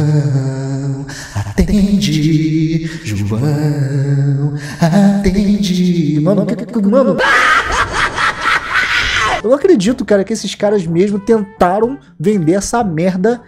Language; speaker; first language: Portuguese; native; Portuguese